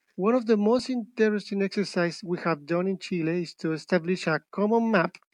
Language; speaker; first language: English; non-native, fluent; Spanish